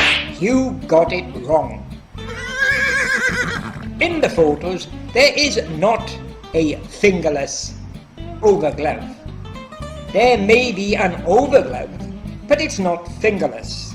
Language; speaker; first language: English; native; English